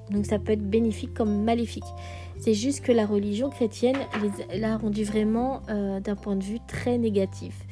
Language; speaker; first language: French; native; French